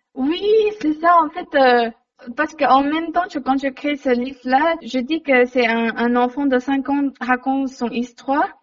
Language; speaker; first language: French; non-native, learner; Chinese